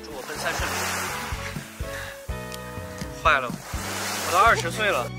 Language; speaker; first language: Chinese; native; Chinese